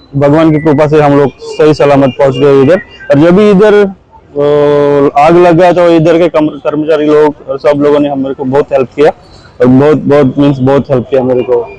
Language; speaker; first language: Hindi; non-native, local second language; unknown